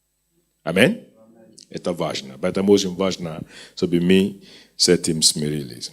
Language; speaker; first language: Russian; non-native, fluent; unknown